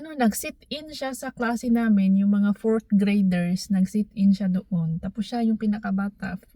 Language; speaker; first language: Filipino; non-native, local second language; Cebuano